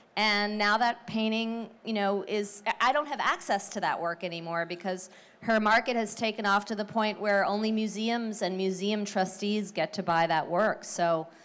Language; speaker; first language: English; native; English